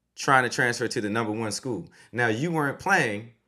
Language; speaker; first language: English; native; English